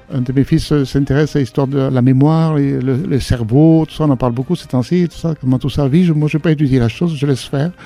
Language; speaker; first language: French; non-native, local second language; Basque